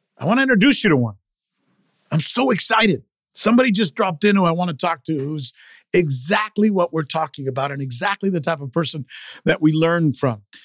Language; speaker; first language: English; early bilingual, other home language; Spanish